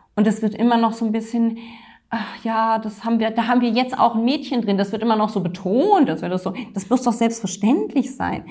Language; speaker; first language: German; native; German